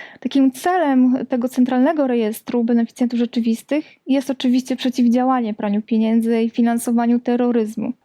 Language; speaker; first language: Polish; native; Polish